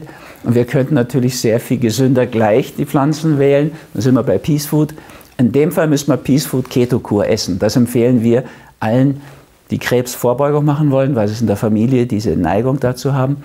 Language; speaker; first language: German; native; German